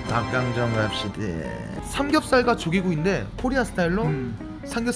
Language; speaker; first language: Korean; native; Korean